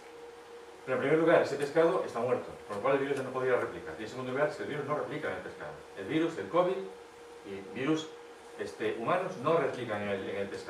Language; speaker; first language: Spanish; native; Spanish